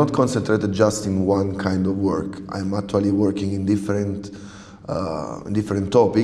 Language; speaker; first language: English; non-native, fluent; Italian